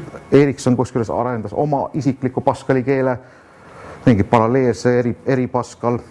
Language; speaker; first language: Estonian; native; Estonian